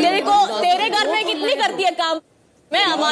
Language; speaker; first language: Hindi; native; Hindi